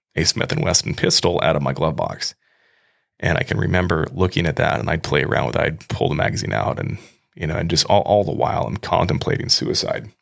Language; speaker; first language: English; native; English